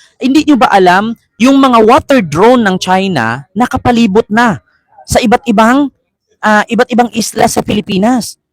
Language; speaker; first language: Filipino; native; Filipino